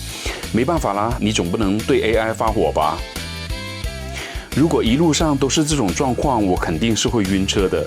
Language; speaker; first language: Chinese; native; Chinese